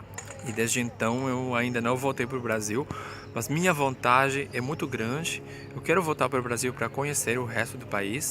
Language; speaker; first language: Portuguese; non-native, fluent; Spanish